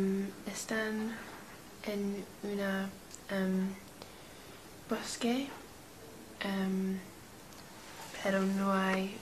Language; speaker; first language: Spanish; non-native, learner; English